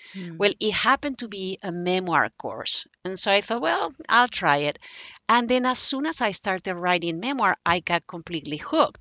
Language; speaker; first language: English; non-native, fluent; Spanish